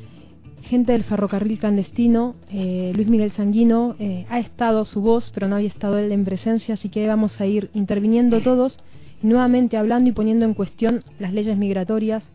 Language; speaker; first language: Spanish; native; Spanish